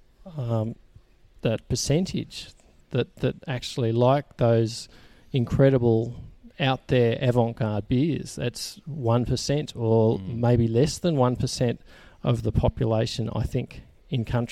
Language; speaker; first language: English; native; English